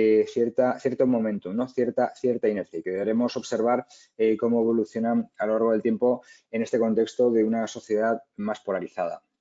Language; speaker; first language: Spanish; native; Spanish